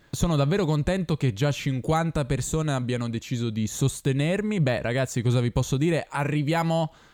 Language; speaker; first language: Italian; native; Italian